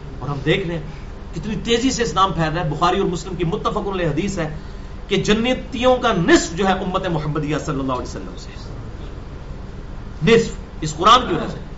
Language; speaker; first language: Urdu; non-native, local second language; Punjabi